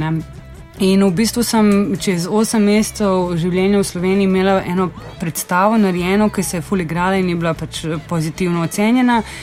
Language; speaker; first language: Slovenian; non-native, fluent; Serbian